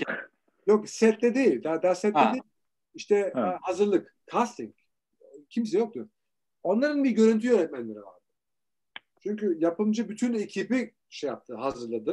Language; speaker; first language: Turkish; early bilingual, heritage; Turkish